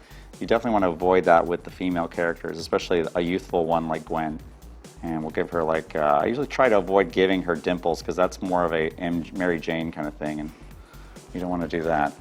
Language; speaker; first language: English; native; English